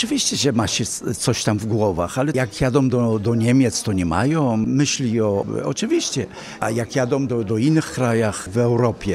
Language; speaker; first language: Polish; early bilingual, heritage; Polish